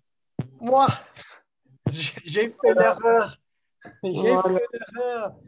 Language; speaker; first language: French; non-native, learner; English